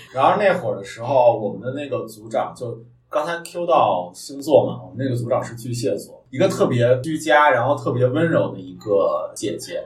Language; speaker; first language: Chinese; native; Chinese